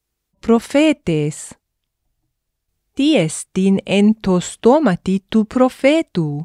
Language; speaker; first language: Greek; non-native, fluent; English